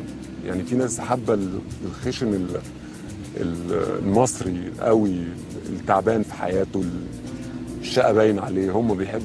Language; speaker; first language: Arabic; native; Arabic